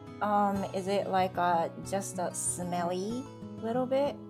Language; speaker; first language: English; non-native, fluent; Japanese